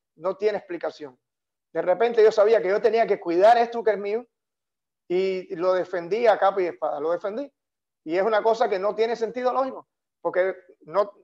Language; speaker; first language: Spanish; native; Spanish